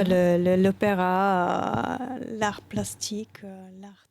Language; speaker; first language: French; non-native, fluent; Bulgarian